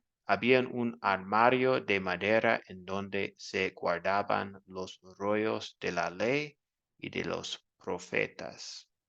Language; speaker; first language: Spanish; non-native, fluent; English